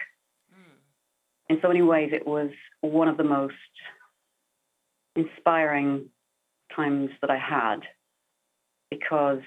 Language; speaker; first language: English; native; English